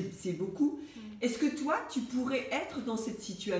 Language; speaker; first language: French; native; French